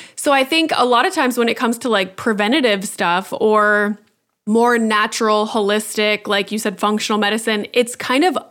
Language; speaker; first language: English; native; English